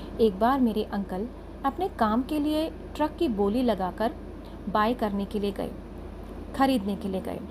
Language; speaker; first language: Hindi; native; Hindi